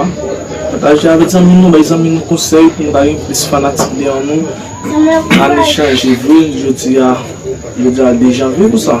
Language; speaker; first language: French; non-native, learner; Haitian Creole